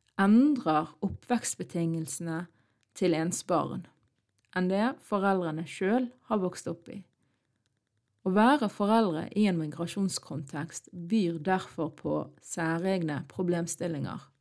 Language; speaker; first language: Norwegian; early bilingual, other home language; Arabic